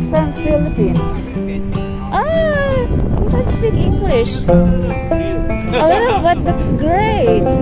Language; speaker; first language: English; non-native, learner; Filipino